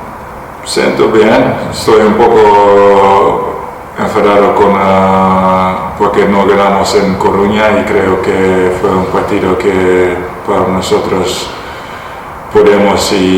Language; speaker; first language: Spanish; non-native, learner; Dutch